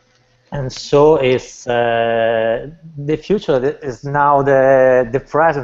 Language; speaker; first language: English; non-native, learner; Italian